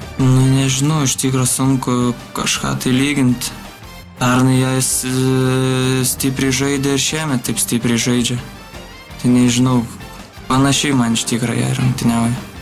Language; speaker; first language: Lithuanian; native; Lithuanian